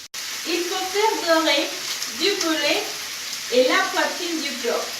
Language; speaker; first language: French; non-native, learner; Spanish